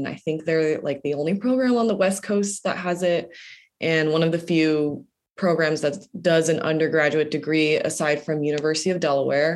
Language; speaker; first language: English; native; English